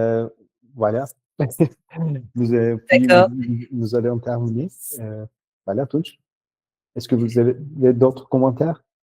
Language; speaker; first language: French; non-native, learner; Turkish